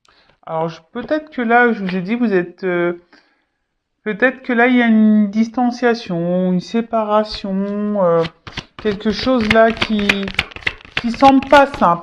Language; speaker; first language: French; native; French